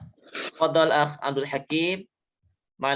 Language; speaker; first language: Arabic; non-native, fluent; Indonesian